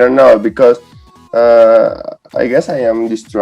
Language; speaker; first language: English; non-native, learner; Spanish